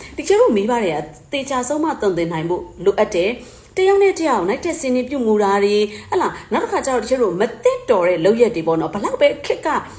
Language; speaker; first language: Burmese; native; Burmese